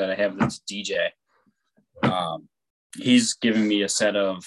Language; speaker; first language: English; native; English